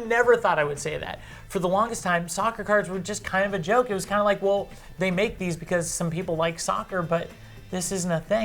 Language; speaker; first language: English; native; English